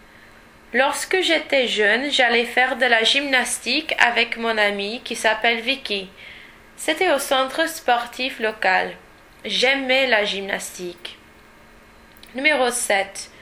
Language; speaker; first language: French; non-native, learner; English